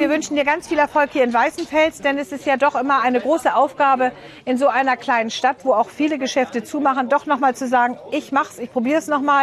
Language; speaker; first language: German; native; German